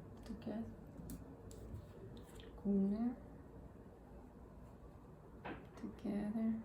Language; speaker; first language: English; non-native, learner; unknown